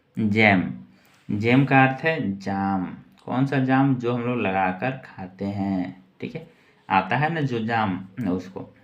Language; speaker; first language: Hindi; native; Hindi